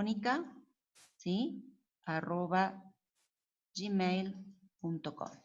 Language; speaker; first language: Spanish; native; Spanish